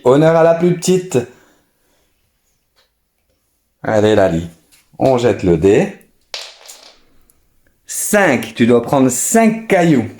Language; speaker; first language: French; native; French